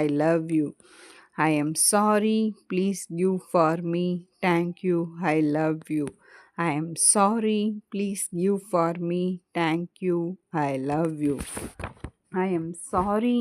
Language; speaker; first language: English; non-native, learner; Tamil